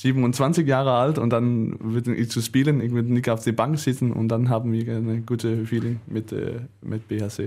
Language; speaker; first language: German; non-native, learner; Danish